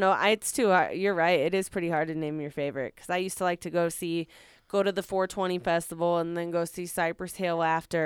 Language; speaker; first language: English; native; English